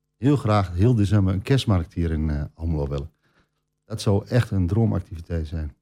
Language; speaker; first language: Dutch; native; Dutch